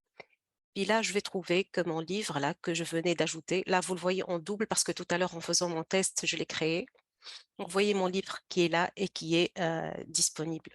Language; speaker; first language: French; native; French